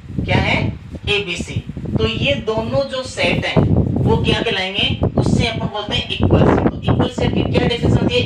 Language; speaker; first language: Hindi; native; Hindi